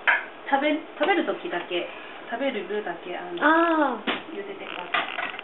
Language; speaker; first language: Japanese; non-native, fluent; Chinese